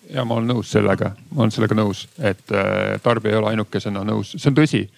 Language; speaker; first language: Estonian; native; Estonian